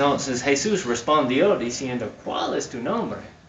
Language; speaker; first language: Spanish; non-native, fluent; English